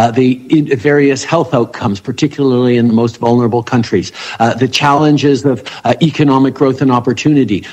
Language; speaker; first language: English; early bilingual, other home language; French